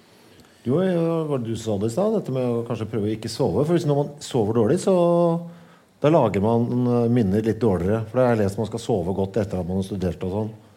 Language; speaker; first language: Norwegian; native; Norwegian